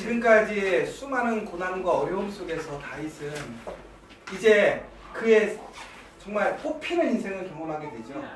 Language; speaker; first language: Korean; native; Korean